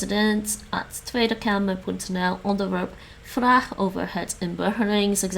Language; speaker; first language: Dutch; non-native, learner; English